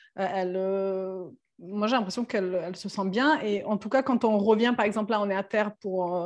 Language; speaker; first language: French; non-native, fluent; Serbian